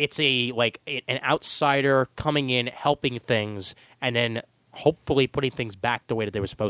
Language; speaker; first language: English; native; English